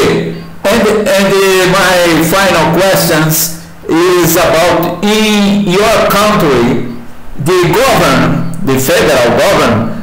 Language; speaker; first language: English; non-native, learner; Portuguese